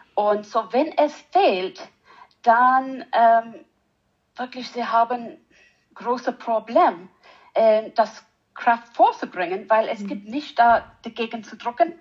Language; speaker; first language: German; non-native, learner; English